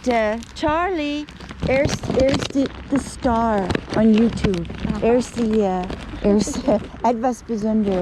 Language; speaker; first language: German; non-native, learner; English